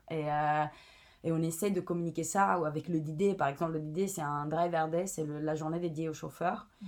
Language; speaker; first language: French; non-native, fluent; Italian